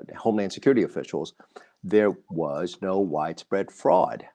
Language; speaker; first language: English; non-native, fluent; Vietnamese